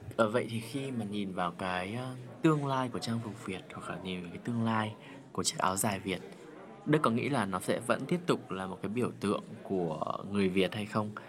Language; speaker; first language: Vietnamese; native; Vietnamese